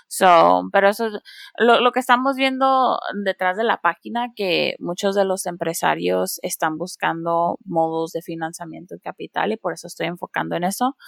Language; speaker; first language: Spanish; early bilingual, heritage; Spanish